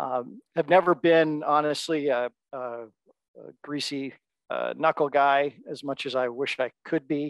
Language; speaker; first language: English; native; English